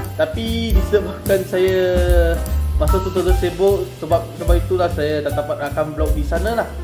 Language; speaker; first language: Malay; non-native, local second language; Chinese